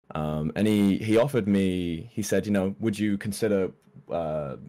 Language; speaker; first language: English; native; English